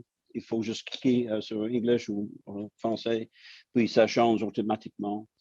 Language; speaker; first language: French; non-native, local second language; English